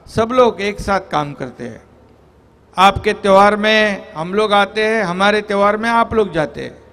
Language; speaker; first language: Hindi; non-native, local second language; Marathi